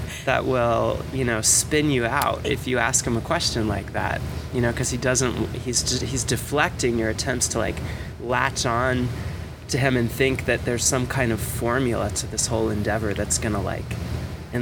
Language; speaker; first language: English; native; English